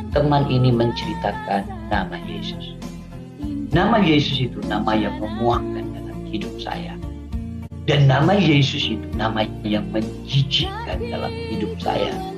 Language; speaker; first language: Indonesian; non-native, local second language; Achinese